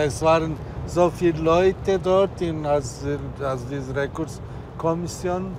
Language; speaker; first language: German; non-native, learner; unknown